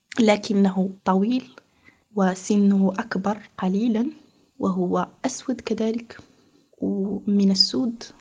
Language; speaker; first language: Arabic; native; Arabic